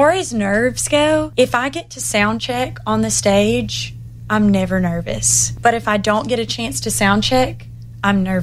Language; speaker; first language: English; native; English